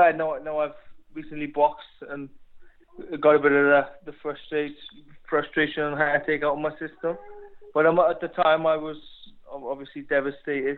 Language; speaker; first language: English; native; English